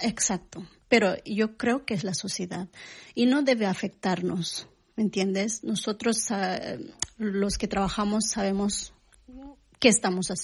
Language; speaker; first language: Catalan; non-native, learner; Spanish